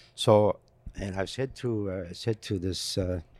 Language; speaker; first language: English; native; English